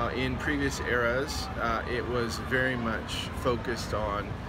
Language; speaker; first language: English; native; English